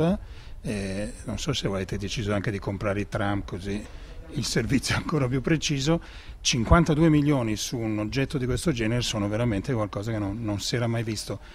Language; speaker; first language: Italian; native; Italian